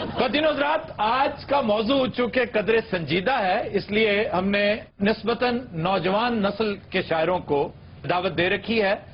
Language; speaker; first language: Urdu; non-native, local second language; Punjabi